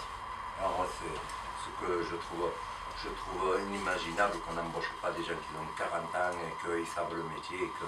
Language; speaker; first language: French; native; French